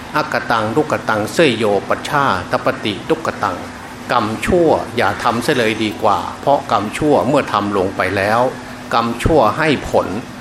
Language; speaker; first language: Thai; non-native, local second language; Northeastern Thai